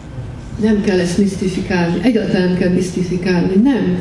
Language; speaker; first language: Hungarian; early bilingual, heritage; Hungarian